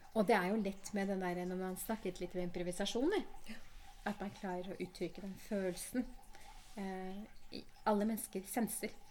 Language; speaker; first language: Norwegian; early bilingual, other home language; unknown